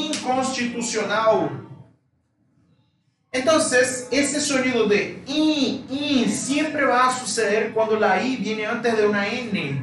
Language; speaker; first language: Spanish; non-native, fluent; Portuguese